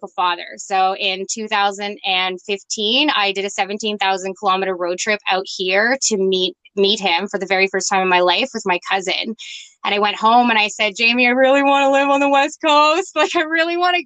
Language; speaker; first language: English; native; English